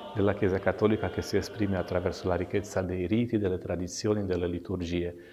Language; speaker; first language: Italian; non-native, fluent; Slovak